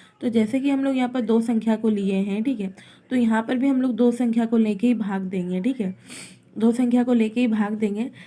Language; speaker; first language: Hindi; native; Hindi